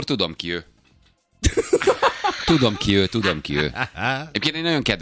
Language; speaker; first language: Hungarian; native; Hungarian